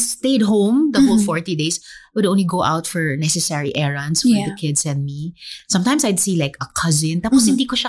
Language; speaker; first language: English; non-native, local second language; Filipino